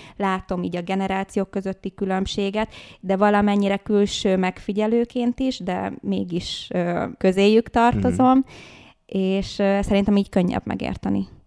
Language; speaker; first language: Hungarian; native; Hungarian